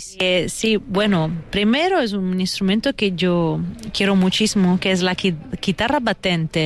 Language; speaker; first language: Spanish; non-native, fluent; Italian